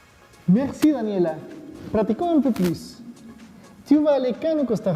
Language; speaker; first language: French; non-native, fluent; Spanish